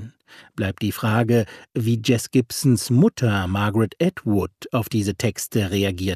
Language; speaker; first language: German; native; German